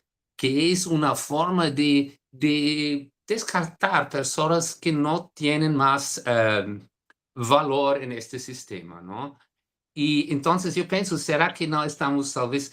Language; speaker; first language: Spanish; non-native, fluent; Portuguese